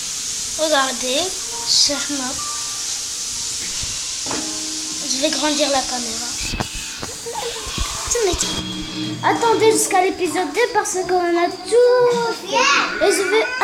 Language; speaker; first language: French; non-native, learner; Arabic